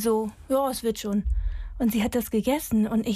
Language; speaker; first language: German; non-native, fluent; English